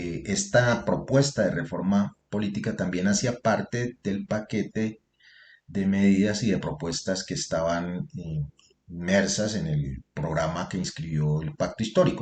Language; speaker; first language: Spanish; native; Spanish